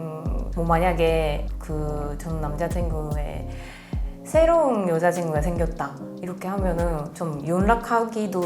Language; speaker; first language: Korean; non-native, fluent; Japanese